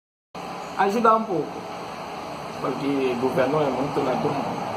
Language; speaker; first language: Portuguese; non-native, learner; Haitian Creole